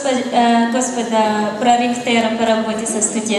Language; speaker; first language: Russian; non-native, learner; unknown